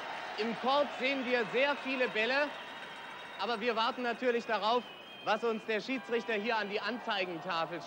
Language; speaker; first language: German; native; German